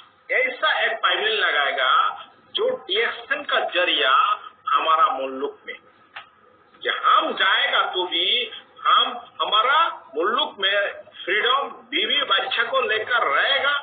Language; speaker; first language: Hindi; non-native, fluent; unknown